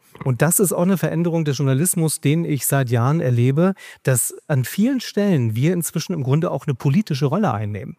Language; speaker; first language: German; native; German